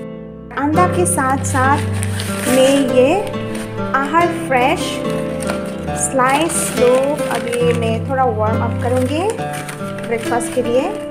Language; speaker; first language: Hindi; non-native, local second language; Karbi